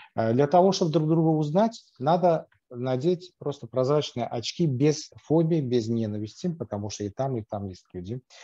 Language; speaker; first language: Russian; non-native, local second language; Armenian